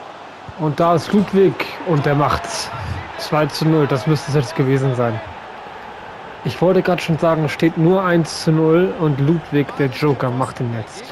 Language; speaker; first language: German; native; German